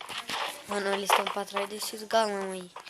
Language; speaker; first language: Portuguese; native; Portuguese